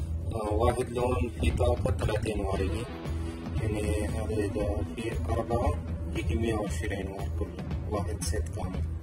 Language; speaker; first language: Arabic; non-native, learner; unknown